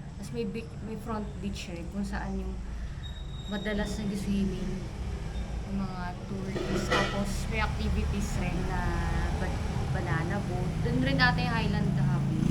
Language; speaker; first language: Filipino; native; Filipino